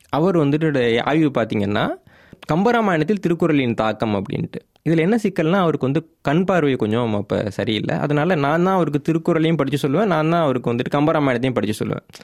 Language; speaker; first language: Tamil; native; Tamil